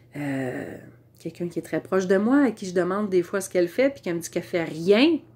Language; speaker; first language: French; native; French